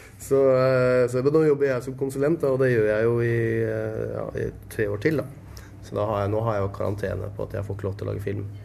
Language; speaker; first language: Norwegian; native; Norwegian